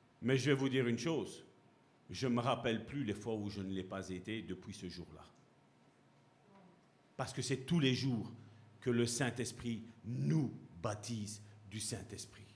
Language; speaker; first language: French; native; French